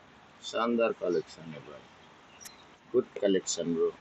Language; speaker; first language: English; non-native, learner; Nepali